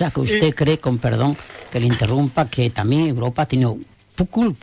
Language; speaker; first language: Spanish; native; Spanish